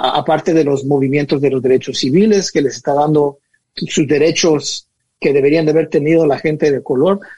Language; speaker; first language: Spanish; early bilingual, heritage; Spanish